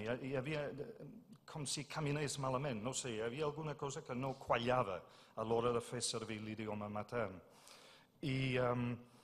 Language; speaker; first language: Catalan; non-native, fluent; English